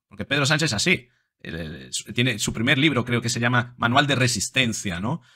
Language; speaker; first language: Spanish; non-native, fluent; Italian